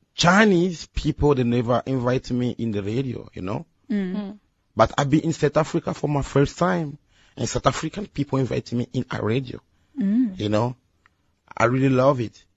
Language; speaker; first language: English; non-native, learner; Lingala